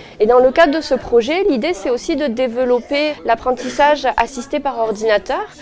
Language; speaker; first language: French; native; French